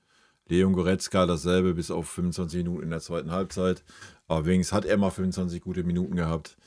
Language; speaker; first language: German; native; German